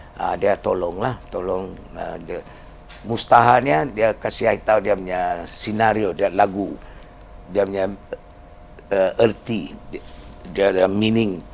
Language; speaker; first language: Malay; non-native, local second language; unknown